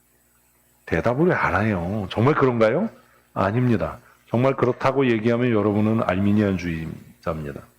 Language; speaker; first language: Korean; native; Korean